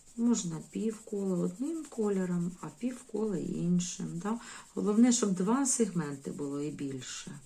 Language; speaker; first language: Ukrainian; non-native, local second language; Russian